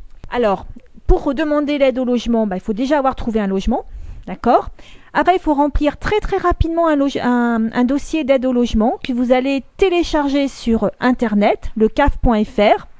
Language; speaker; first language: French; native; French